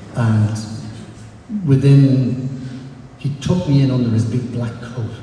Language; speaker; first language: English; native; English